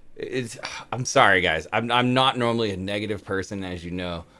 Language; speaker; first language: English; native; English